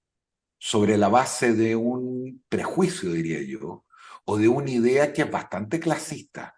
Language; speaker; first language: Spanish; native; Spanish